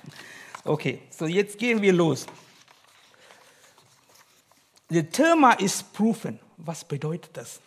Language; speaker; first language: German; non-native, learner; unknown